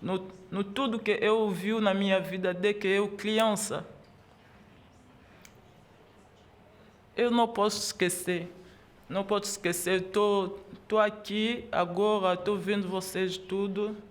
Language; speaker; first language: Portuguese; non-native, learner; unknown